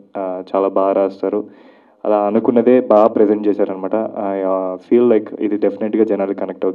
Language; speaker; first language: Telugu; native; Telugu